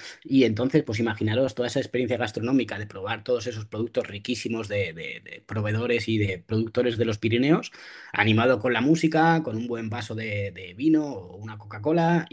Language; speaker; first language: Spanish; native; Spanish